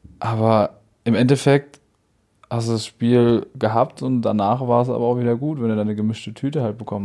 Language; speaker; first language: German; native; German